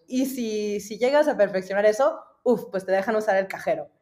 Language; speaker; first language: Spanish; early bilingual, heritage; Spanish